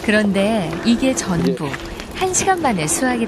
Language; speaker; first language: Korean; native; Korean